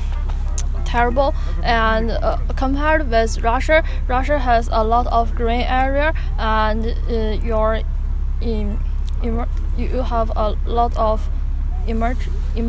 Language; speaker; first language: English; non-native, learner; Chinese